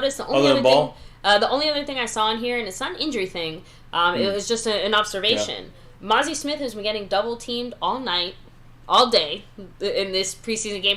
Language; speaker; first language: English; native; English